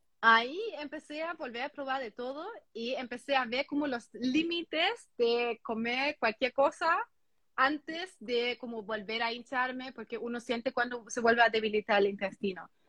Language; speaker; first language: Spanish; non-native, fluent; German